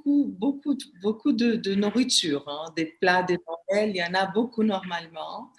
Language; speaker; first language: French; non-native, fluent; Portuguese